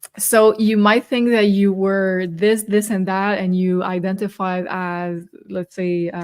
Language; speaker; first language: English; non-native, fluent; French